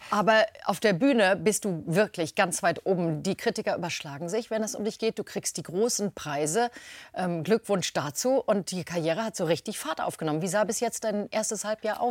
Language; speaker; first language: German; native; German